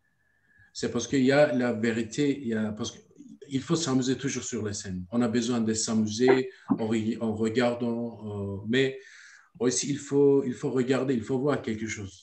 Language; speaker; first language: French; non-native, learner; Turkish